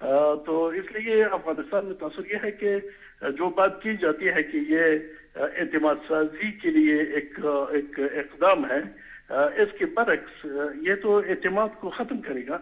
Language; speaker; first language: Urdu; non-native, fluent; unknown